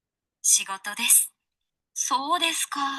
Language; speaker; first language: Japanese; non-native, learner; Sinhala